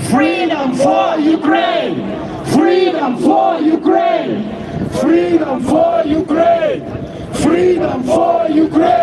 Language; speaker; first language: English; non-native, fluent; Ukrainian